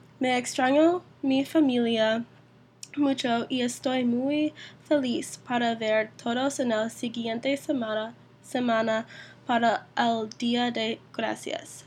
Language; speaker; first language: Spanish; non-native, learner; English